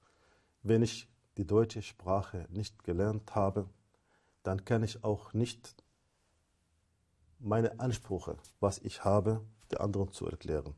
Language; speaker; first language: German; non-native, fluent; Arabic